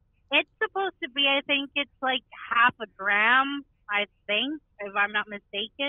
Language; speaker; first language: English; non-native, local second language; Spanish